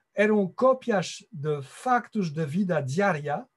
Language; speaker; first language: Portuguese; non-native, fluent; French